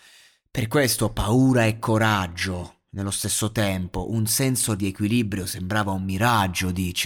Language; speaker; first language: Italian; native; Italian